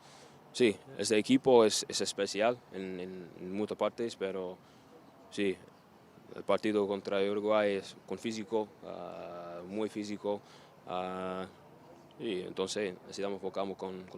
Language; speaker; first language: Spanish; non-native, learner; English